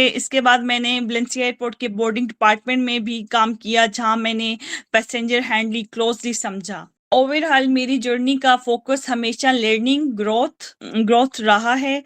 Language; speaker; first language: Urdu; native; Urdu